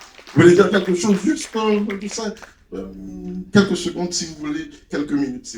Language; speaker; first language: French; non-native, local second language; Haitian Creole